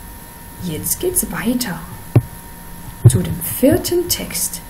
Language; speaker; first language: German; non-native, fluent; Danish